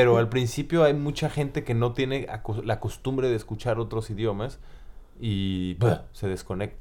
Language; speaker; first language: Spanish; native; Spanish